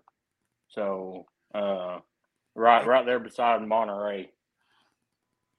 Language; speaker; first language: English; early bilingual, other home language; Spanish